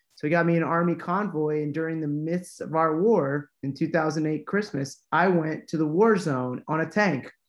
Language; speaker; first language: English; native; English